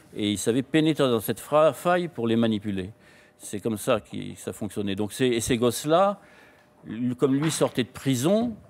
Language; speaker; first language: French; native; French